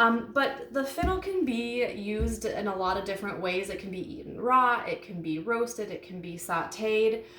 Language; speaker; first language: English; native; English